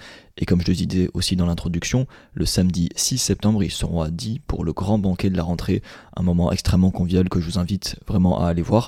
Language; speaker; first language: French; native; French